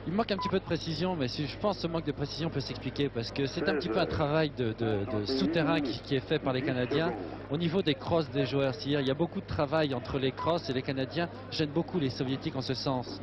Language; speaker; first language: French; native; French